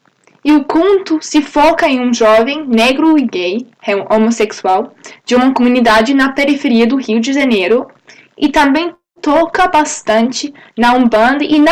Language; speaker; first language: Portuguese; non-native, fluent; English